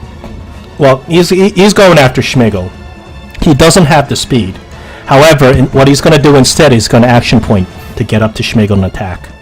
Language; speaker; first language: English; native; English